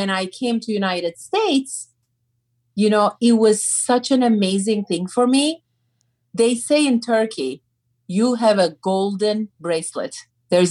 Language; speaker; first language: English; non-native, fluent; Turkish